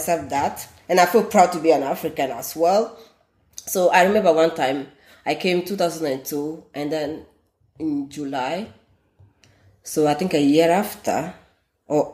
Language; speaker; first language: English; non-native, local second language; Ewe